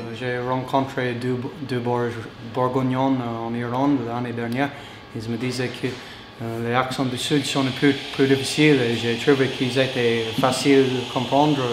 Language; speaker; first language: French; non-native, learner; English